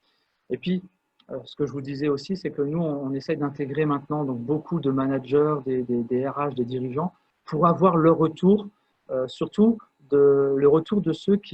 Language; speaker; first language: French; native; French